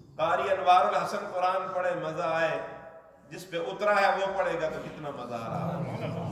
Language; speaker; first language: Urdu; non-native, local second language; Northern Hindko